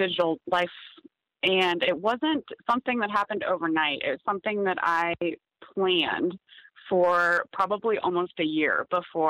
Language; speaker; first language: English; native; English